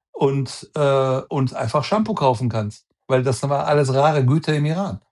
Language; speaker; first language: German; non-native, fluent; Persian